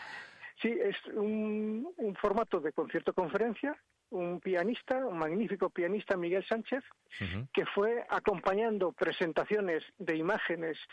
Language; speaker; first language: Spanish; native; Spanish